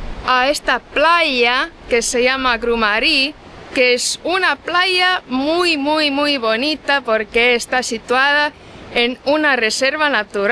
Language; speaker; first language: Spanish; non-native, fluent; Estonian